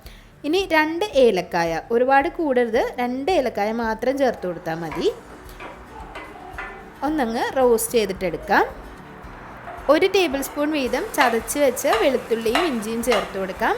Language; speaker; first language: Malayalam; native; Malayalam